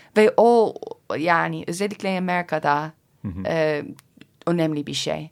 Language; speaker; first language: Turkish; non-native, learner; English